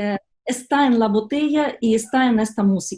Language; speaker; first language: Spanish; non-native, fluent; Russian